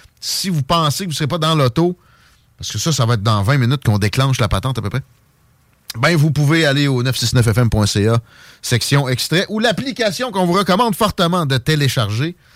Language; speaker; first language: French; native; French